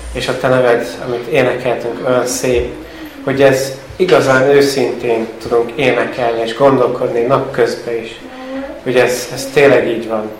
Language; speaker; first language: Hungarian; early bilingual, heritage; Hungarian